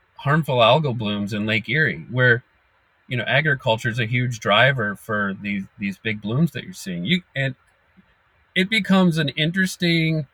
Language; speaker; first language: English; native; English